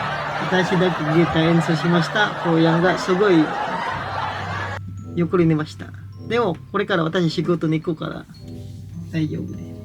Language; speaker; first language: Japanese; non-native, learner; Filipino